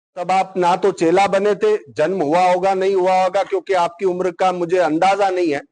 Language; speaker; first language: Hindi; non-native, local second language; Gujarati